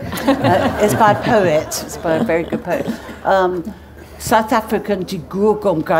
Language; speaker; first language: English; native; English